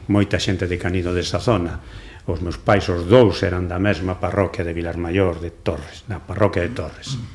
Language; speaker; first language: Galician; non-native, local second language; Spanish